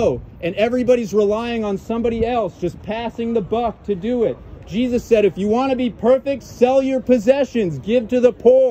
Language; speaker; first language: English; native; English